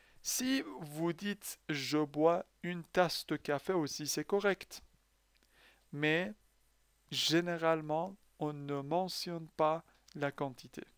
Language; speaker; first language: French; non-native, fluent; Persian